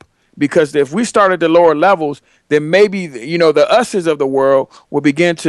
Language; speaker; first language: English; native; English